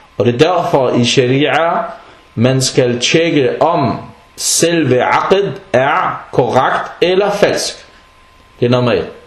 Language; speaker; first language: Danish; early bilingual, other home language; Arabic